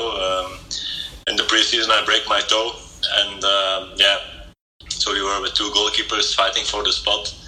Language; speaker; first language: English; non-native, fluent; Dutch